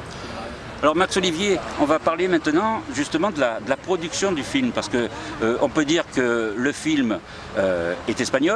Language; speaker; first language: French; native; French